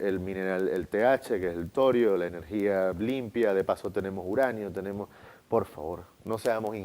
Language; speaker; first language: Spanish; native; Spanish